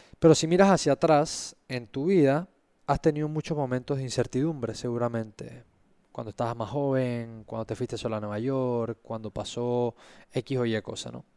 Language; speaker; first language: Spanish; native; Spanish